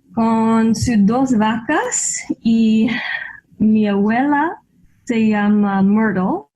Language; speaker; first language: Spanish; non-native, learner; English